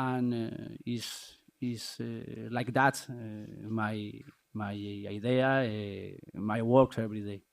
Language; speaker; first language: English; non-native, learner; Spanish